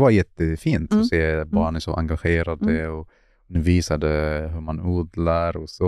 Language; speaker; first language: Swedish; non-native, fluent; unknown